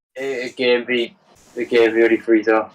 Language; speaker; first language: Welsh; non-native, local second language; English